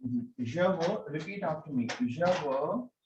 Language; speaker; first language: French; non-native, learner; Hindi